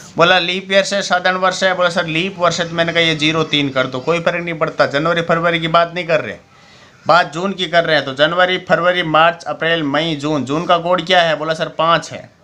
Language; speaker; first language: Hindi; native; Hindi